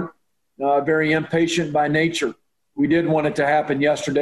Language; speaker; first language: English; native; English